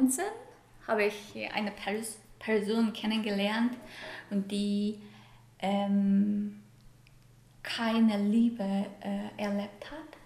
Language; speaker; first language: German; non-native, fluent; Korean